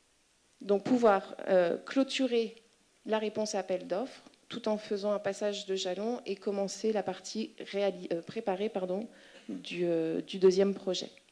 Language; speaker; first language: French; native; French